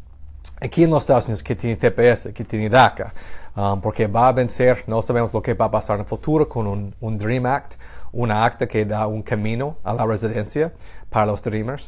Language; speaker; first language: Spanish; non-native, fluent; English